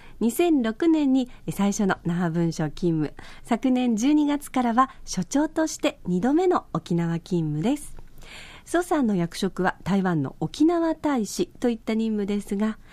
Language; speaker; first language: Japanese; native; Japanese